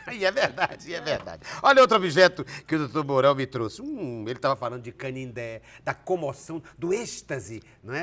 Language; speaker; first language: Portuguese; native; Portuguese